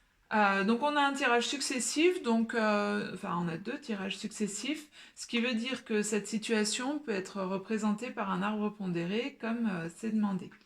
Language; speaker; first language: French; native; French